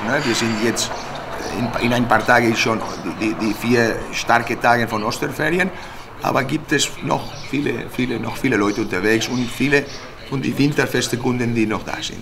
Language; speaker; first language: German; non-native, fluent; Spanish